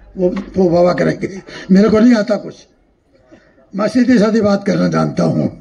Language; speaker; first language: Hindi; non-native, local second language; Marathi